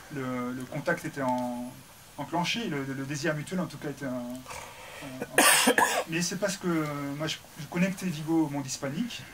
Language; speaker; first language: French; native; French